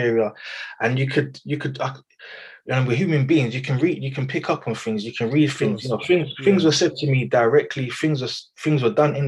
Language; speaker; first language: English; native; English